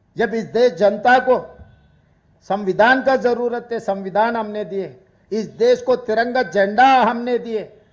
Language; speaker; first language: Hindi; non-native, local second language; Telugu